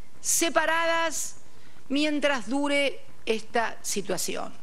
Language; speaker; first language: Spanish; native; Spanish